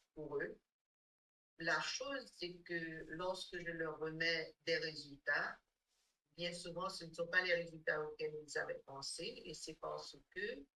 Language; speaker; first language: French; non-native, fluent; English